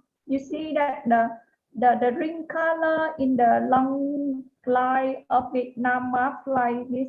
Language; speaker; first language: English; non-native, learner; Vietnamese